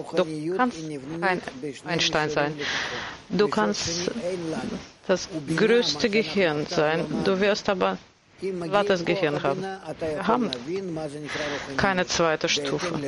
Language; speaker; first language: German; non-native, fluent; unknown